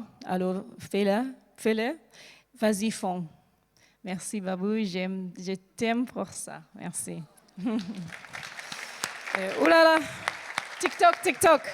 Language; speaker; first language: French; non-native, learner; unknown